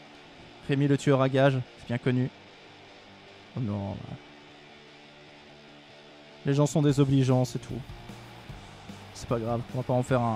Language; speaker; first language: French; native; French